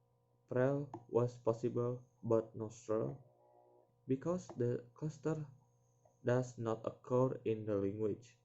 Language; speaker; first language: English; non-native, learner; Indonesian